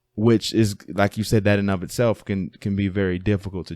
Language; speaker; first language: English; native; English